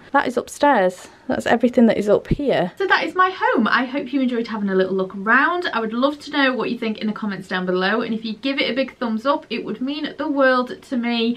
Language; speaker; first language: English; native; English